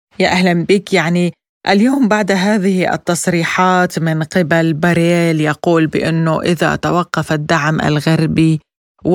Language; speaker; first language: Arabic; native; Arabic